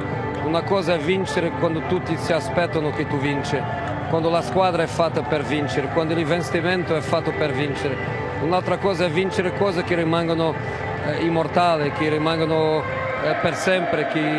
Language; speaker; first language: Italian; non-native, fluent; Portuguese